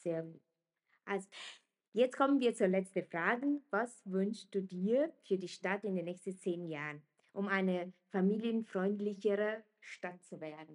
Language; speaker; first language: German; non-native, fluent; Italian